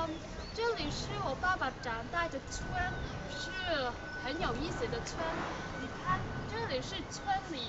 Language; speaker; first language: Chinese; early bilingual, heritage; Cantonese